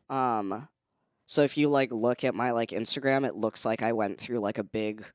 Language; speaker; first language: English; native; English